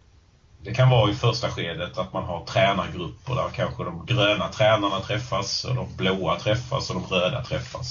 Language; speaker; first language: Swedish; native; Swedish